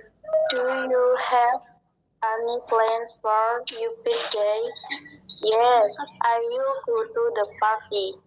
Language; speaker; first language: English; non-native, learner; Indonesian